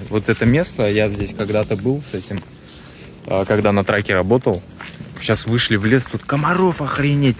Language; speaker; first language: Russian; native; Russian